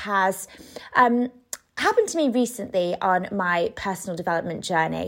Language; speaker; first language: English; native; English